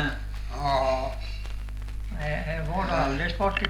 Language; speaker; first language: Swedish; native; Swedish